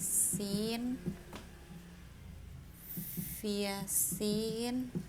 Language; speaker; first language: German; non-native, learner; Indonesian